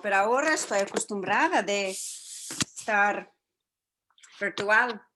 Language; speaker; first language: Spanish; non-native, fluent; English